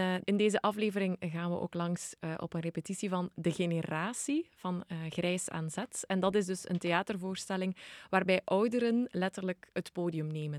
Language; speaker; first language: Dutch; native; Dutch